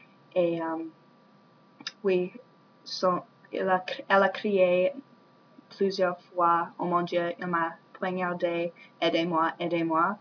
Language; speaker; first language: French; non-native, learner; English